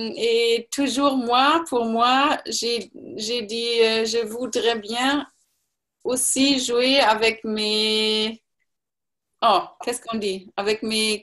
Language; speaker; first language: French; non-native, learner; German